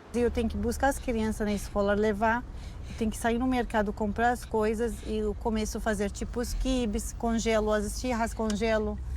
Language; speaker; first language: Portuguese; non-native, learner; Arabic